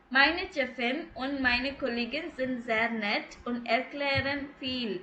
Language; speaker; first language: German; non-native, fluent; Tamil